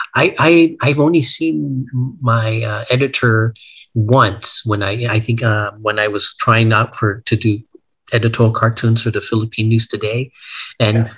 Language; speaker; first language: English; native; English